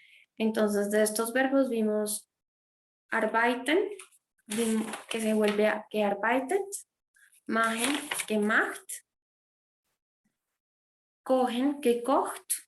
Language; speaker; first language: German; non-native, fluent; Spanish